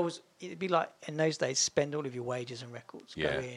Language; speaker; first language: English; native; English